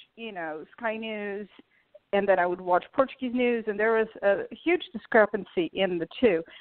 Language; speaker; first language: English; early bilingual, other home language; Portuguese